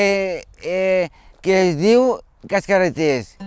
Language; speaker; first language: Catalan; non-native, local second language; Spanish